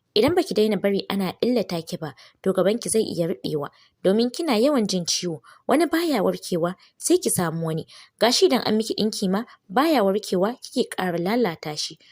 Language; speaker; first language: Hausa; native; Hausa